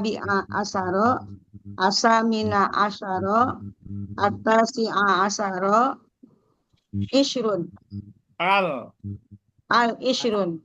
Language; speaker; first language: Arabic; non-native, learner; Indonesian